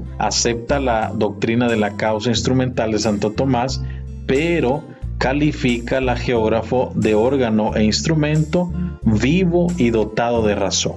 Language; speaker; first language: Spanish; native; Spanish